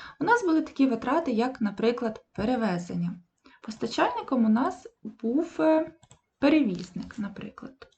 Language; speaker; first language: Ukrainian; native; Ukrainian